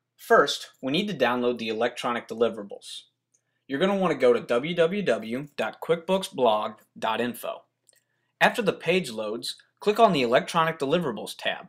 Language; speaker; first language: English; native; English